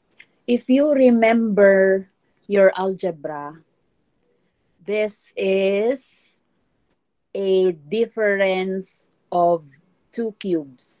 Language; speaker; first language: English; non-native, local second language; Filipino